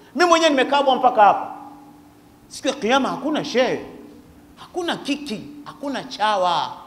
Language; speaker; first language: Swahili; native; Swahili